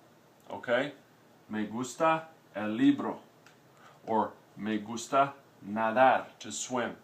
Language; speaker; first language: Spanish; non-native, fluent; English